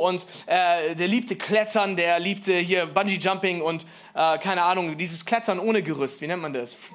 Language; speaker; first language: German; native; German